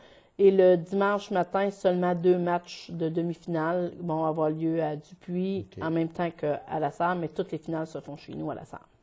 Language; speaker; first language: French; native; French